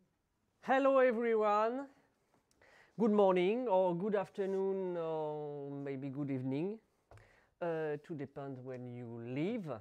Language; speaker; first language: English; non-native, learner; French